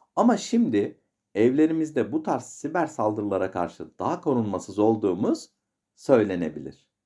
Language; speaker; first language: Turkish; native; Turkish